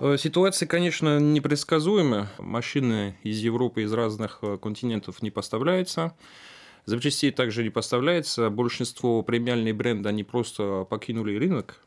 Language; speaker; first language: Russian; non-native, fluent; French